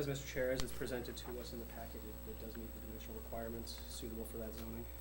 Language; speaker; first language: English; native; English